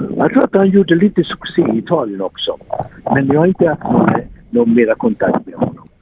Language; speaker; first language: Swedish; non-native, fluent; Italian